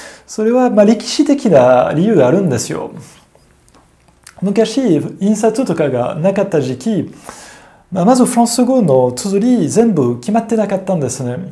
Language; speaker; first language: Japanese; non-native, fluent; French